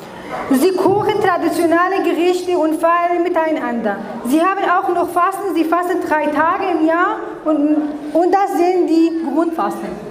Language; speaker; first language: German; non-native, learner; Kurdish